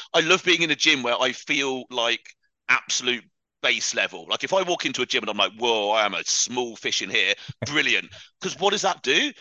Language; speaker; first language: English; native; English